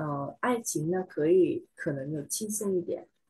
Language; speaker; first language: Chinese; non-native, learner; Vietnamese